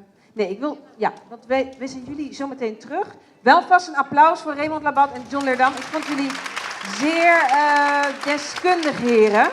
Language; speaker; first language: Dutch; native; Dutch